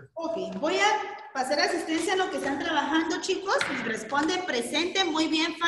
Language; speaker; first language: Spanish; native; Spanish